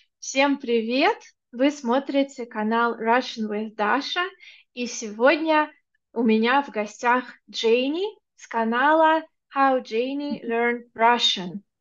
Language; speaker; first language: Russian; native; Russian